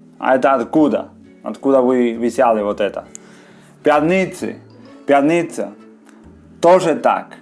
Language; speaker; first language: Russian; non-native, learner; Spanish